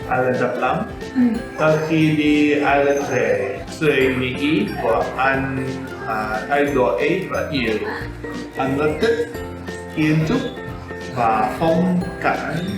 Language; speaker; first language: Vietnamese; non-native, learner; English